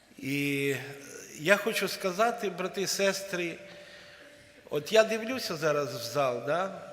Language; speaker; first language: Ukrainian; non-native, local second language; Russian